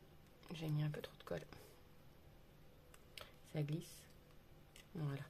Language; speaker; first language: French; native; French